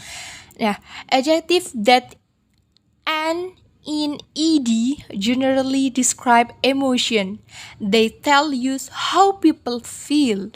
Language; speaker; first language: English; non-native, learner; Indonesian